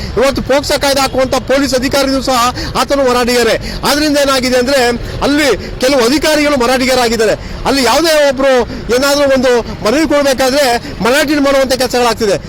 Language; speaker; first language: Kannada; native; Kannada